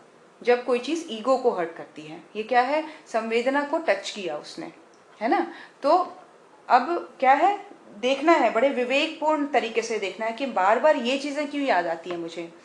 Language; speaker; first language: Hindi; native; Hindi